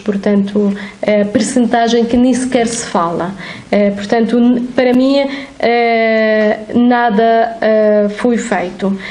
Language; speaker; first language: Portuguese; non-native, fluent; Arabic